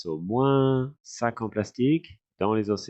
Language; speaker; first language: French; non-native, fluent; English